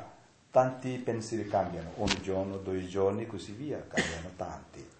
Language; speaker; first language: Italian; non-native, learner; Tibetan